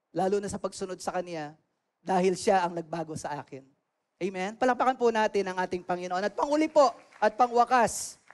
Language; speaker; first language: Filipino; native; Filipino